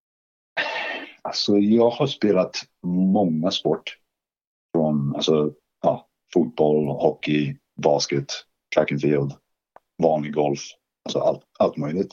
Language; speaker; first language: Swedish; non-native, fluent; English